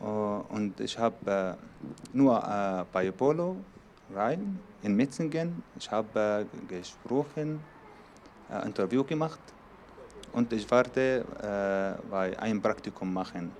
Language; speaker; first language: German; non-native, learner; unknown